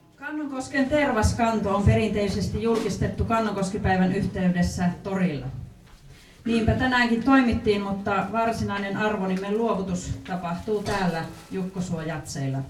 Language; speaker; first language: Finnish; native; Finnish